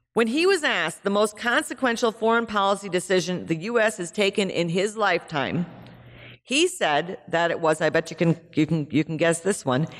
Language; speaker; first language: English; native; English